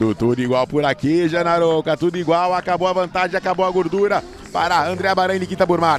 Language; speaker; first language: Portuguese; native; Portuguese